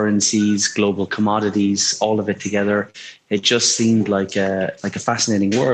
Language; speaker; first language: English; native; English